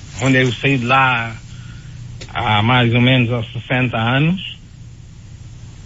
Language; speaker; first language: Portuguese; non-native, local second language; Kabuverdianu